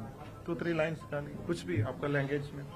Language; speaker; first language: Hindi; non-native, local second language; Malayalam